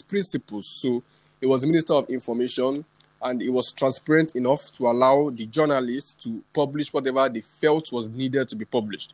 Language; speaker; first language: English; non-native, local second language; Yoruba